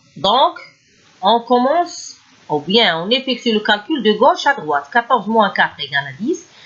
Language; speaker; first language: French; non-native, local second language; Arabic